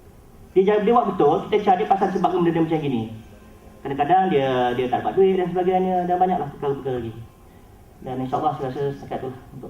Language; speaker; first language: Malay; native; Malay